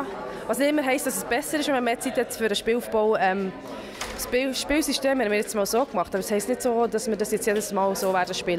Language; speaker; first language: German; native; German